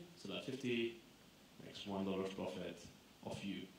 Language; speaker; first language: English; non-native, fluent; Greek